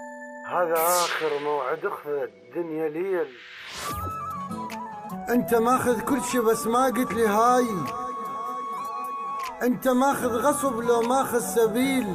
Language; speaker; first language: Arabic; native; Arabic